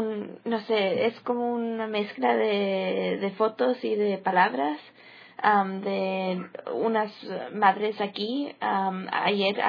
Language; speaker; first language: Spanish; early bilingual, heritage; English